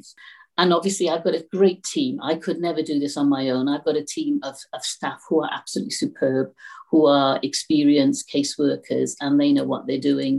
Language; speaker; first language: English; native; English